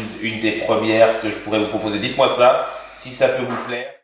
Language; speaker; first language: French; native; French